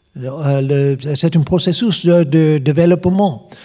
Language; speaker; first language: French; non-native, learner; English